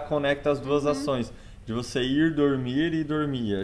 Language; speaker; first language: Portuguese; native; Portuguese